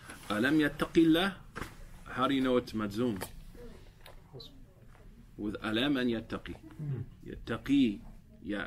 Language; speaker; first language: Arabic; non-native, fluent; English